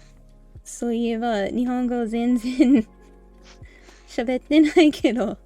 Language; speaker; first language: Japanese; non-native, learner; English